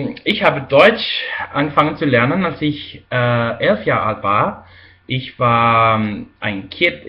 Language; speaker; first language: German; non-native, fluent; Spanish